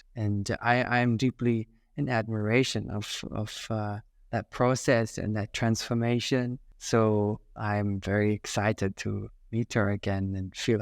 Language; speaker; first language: English; non-native, fluent; German